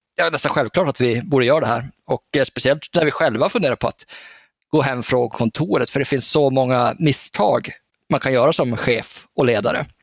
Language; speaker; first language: Swedish; native; Swedish